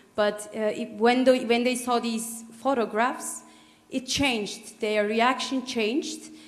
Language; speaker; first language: English; non-native, fluent; Turkish